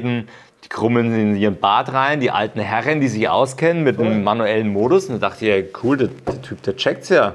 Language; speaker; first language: German; native; German